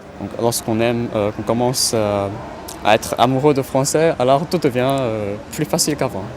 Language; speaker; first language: French; non-native, fluent; Chinese